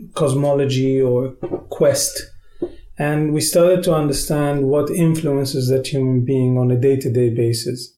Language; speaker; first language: English; non-native, fluent; Arabic